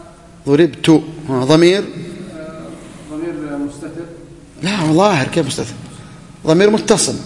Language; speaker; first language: Arabic; native; Arabic